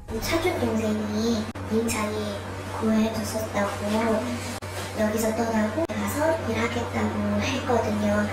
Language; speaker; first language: Korean; non-native, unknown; Vietnamese